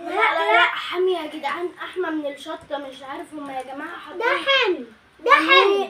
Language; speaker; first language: Arabic; native; Arabic